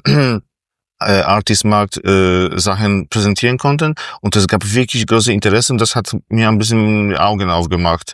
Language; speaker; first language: German; non-native, fluent; Polish